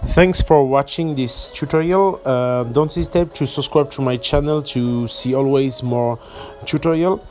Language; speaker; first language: English; non-native, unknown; French